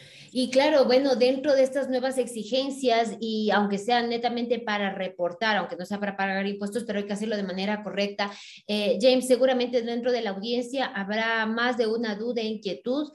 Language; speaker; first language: Spanish; native; Spanish